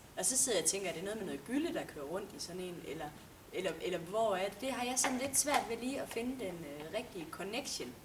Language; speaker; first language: Danish; native; Danish